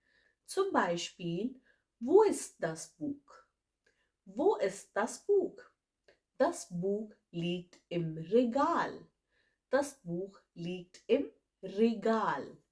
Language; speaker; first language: German; non-native, fluent; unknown